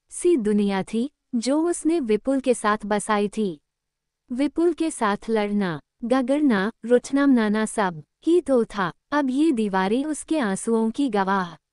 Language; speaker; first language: Hindi; native; Hindi